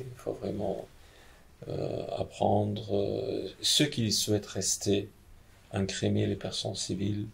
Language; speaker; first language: French; non-native, fluent; Ukrainian